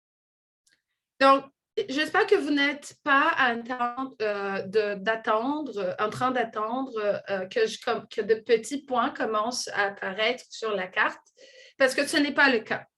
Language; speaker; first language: French; non-native, fluent; Portuguese